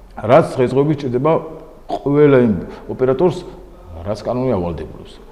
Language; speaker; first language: Georgian; native; Georgian